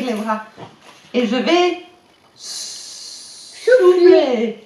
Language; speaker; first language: French; native; French